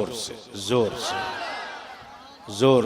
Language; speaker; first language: Urdu; native; Urdu